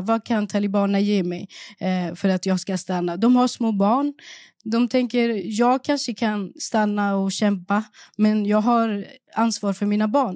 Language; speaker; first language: Swedish; early bilingual, other home language; Persian